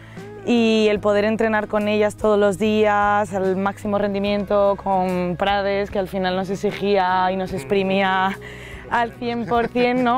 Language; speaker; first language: Spanish; native; Spanish